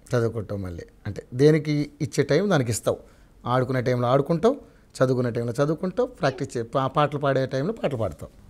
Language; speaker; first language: Telugu; native; Telugu